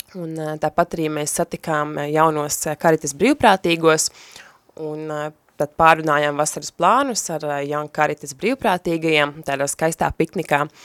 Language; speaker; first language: Latvian; native; Latvian